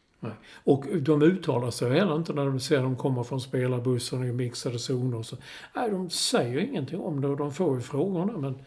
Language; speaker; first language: Swedish; native; Swedish